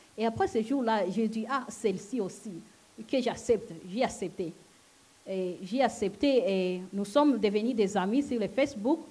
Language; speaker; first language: French; non-native, local second language; Lingala